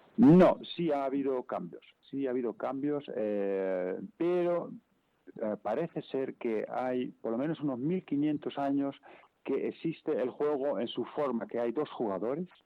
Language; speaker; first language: Spanish; non-native, fluent; Dutch